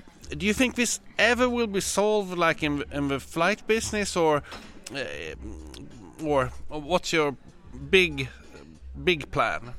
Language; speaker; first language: English; non-native, fluent; Swedish